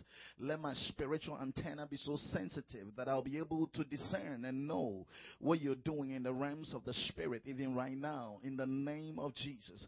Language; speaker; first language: English; non-native, local second language; Akan